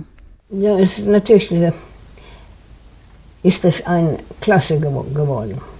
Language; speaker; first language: German; non-native, fluent; Swedish